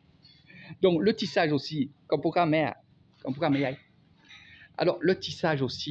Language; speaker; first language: French; native; French